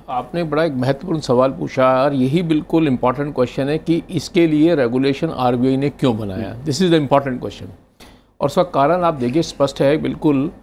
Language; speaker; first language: Hindi; native; Hindi